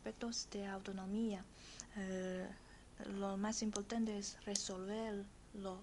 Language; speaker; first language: Spanish; non-native, fluent; Chinese